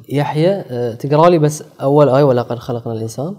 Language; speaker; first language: Arabic; native; Arabic